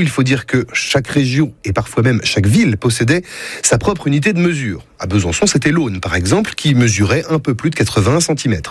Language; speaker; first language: French; native; French